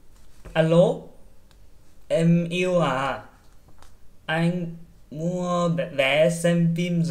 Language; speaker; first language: Vietnamese; non-native, learner; Korean